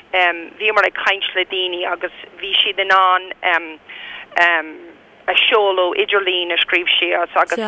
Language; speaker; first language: Irish; non-native, local second language; English